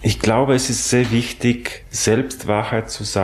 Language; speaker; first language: German; non-native, fluent; Polish